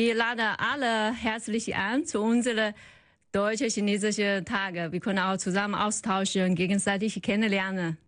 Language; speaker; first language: German; non-native, learner; Chinese